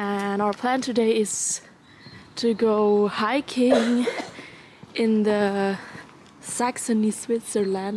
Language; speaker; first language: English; non-native, fluent; Indonesian